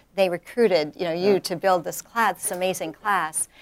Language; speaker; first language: English; native; English